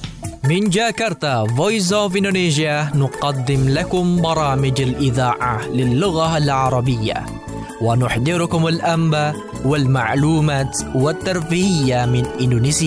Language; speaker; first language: Arabic; non-native, fluent; Indonesian